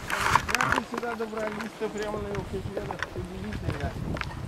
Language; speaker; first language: Russian; native; Russian